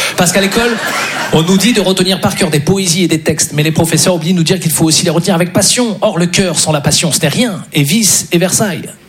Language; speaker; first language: French; native; French